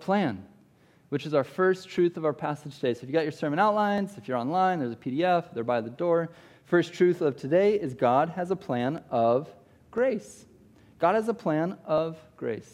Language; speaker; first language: English; native; English